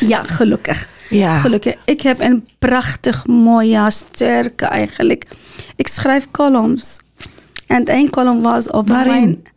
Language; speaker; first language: Dutch; non-native, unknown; Arabic